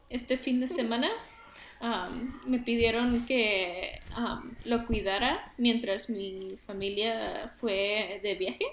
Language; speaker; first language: Spanish; early bilingual, heritage; Spanish